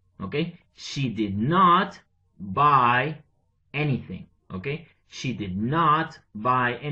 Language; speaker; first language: English; non-native, fluent; Spanish